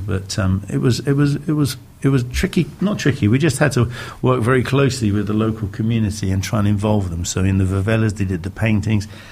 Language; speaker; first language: English; native; English